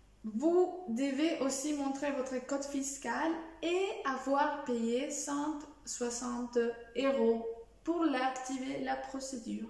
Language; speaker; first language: French; non-native, fluent; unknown